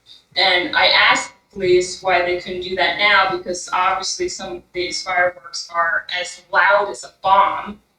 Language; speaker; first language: English; native; English